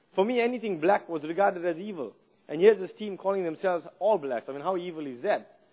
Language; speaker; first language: English; native; English